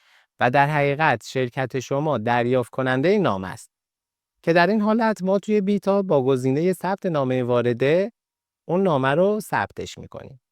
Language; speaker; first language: Persian; native; Persian